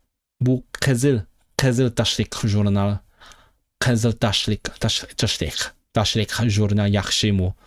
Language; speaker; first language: Uzbek; non-native, learner; Cantonese